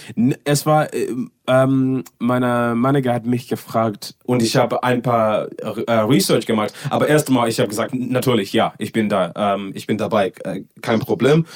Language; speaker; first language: German; non-native, learner; English